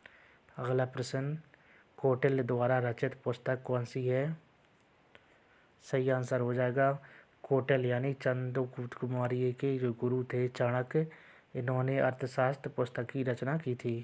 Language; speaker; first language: Hindi; native; Hindi